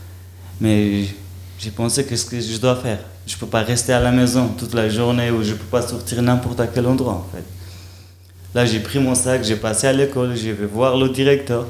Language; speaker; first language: French; non-native, learner; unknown